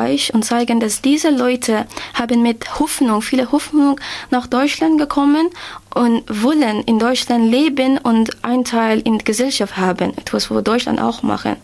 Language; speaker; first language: German; non-native, learner; Persian